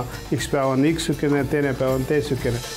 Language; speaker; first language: Estonian; non-native, learner; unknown